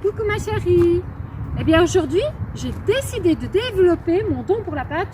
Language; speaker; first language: French; native; French